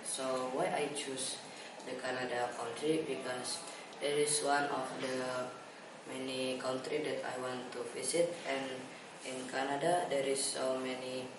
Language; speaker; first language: English; non-native, learner; Indonesian